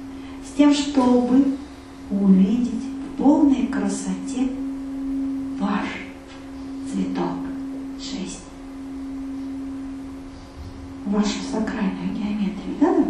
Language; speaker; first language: Russian; native; Russian